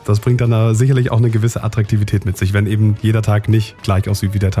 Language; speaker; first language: German; native; German